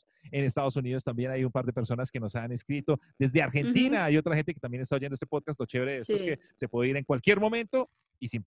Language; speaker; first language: Spanish; native; Spanish